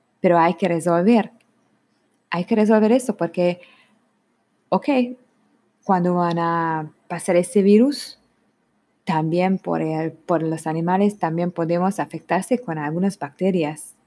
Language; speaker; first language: Spanish; non-native, learner; Hungarian